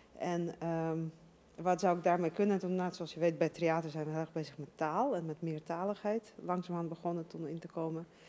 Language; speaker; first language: Dutch; non-native, fluent; Russian